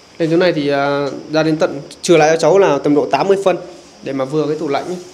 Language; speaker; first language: Vietnamese; native; Vietnamese